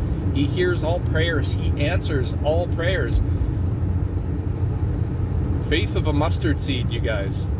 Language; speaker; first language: English; native; English